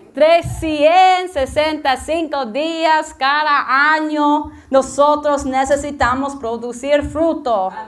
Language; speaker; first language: Spanish; non-native, learner; English